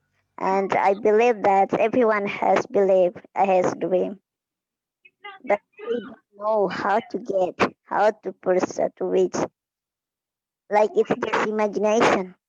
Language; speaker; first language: English; non-native, fluent; Indonesian